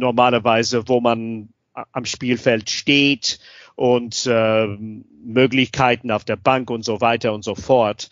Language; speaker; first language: German; non-native, fluent; English